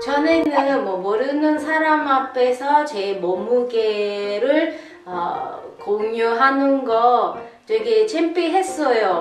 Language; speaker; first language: Korean; non-native, learner; Italian